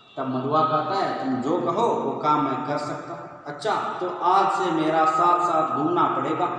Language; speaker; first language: Hindi; non-native, local second language; Kannada